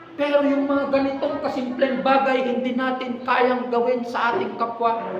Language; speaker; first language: Filipino; non-native, local second language; Iloko